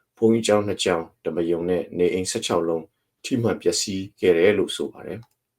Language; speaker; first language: Burmese; non-native, local second language; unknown